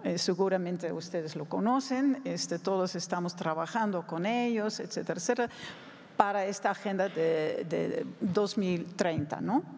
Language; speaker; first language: Spanish; non-native, fluent; Dutch